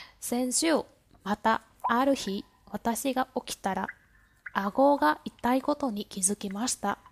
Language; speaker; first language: Japanese; non-native, fluent; Vietnamese